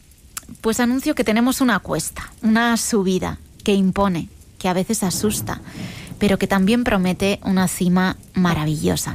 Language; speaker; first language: Spanish; native; Spanish